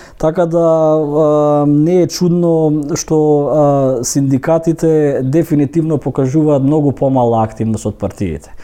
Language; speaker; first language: Macedonian; native; Macedonian